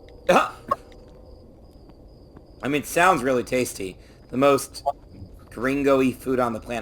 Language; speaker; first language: English; native; English